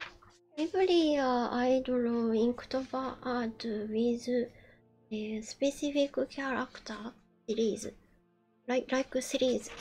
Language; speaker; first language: English; non-native, learner; Japanese